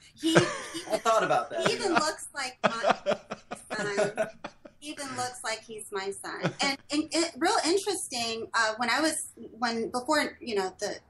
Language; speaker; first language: English; native; English